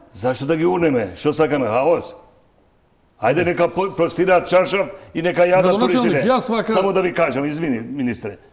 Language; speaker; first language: Macedonian; non-native, local second language; Albanian